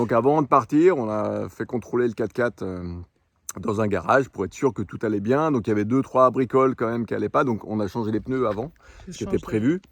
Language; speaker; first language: French; native; French